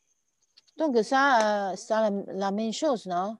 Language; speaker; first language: French; non-native, learner; Chinese